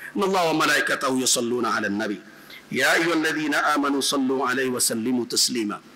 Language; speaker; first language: Malay; non-native, local second language; Minangkabau